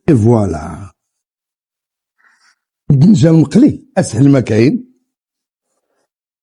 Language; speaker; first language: Arabic; native; Arabic